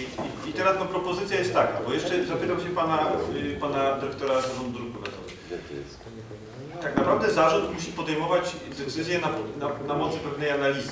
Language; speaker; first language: Polish; native; Polish